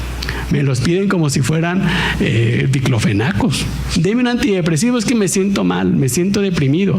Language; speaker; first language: Spanish; native; Spanish